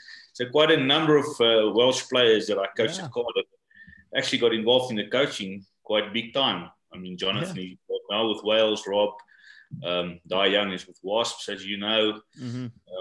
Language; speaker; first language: English; non-native, local second language; Afrikaans